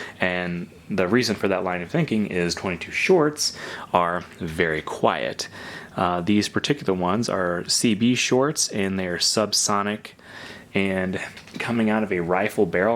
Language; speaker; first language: English; native; English